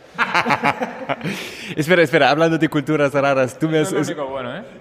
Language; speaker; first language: Spanish; non-native, fluent; German